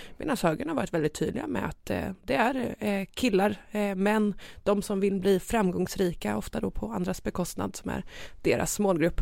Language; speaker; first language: Swedish; native; Swedish